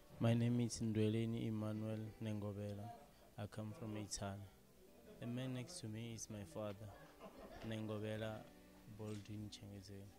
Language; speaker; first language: English; non-native, local second language; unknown